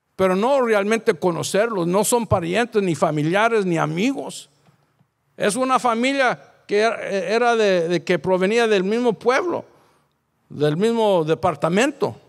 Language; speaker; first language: Spanish; early bilingual, heritage; Spanish